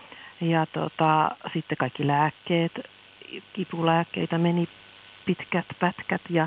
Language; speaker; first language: Finnish; native; Finnish